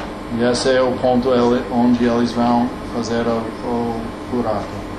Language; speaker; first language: Portuguese; non-native, learner; English